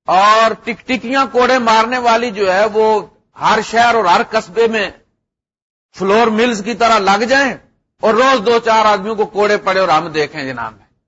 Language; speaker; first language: Urdu; non-native, local second language; Punjabi